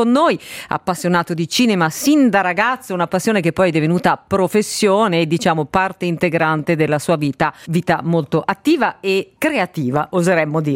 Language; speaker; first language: Italian; native; Italian